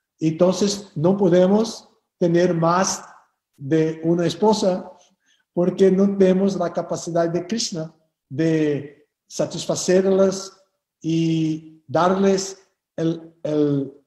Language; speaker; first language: Spanish; non-native, fluent; Portuguese